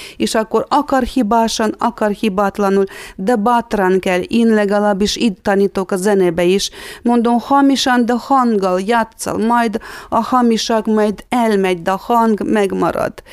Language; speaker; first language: Hungarian; non-native, fluent; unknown